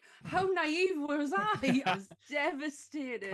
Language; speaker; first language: English; native; English